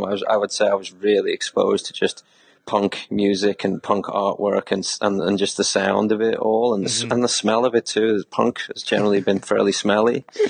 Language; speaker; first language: English; native; English